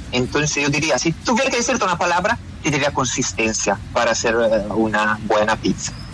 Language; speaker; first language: Spanish; non-native, fluent; Italian